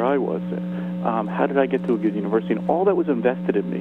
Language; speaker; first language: English; native; English